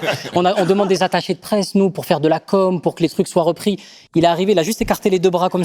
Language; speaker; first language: French; native; French